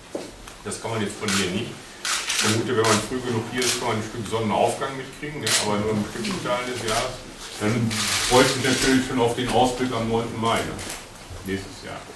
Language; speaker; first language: German; native; German